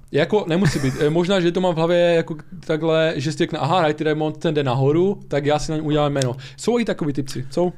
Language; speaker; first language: Czech; early bilingual, other home language; Slovak